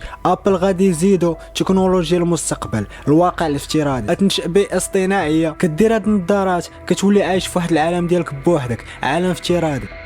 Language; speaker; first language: Arabic; native; Arabic